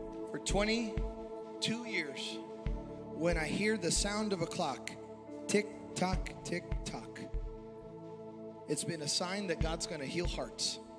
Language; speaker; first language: English; early bilingual, other home language; Spanish